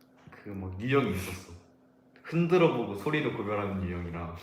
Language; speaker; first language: Korean; native; Korean